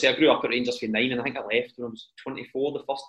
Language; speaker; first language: English; native; English